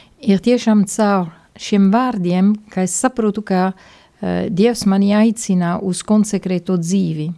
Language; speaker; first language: Latvian; non-native, fluent; Italian